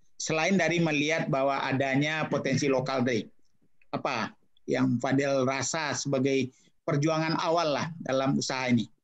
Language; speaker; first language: Indonesian; native; Indonesian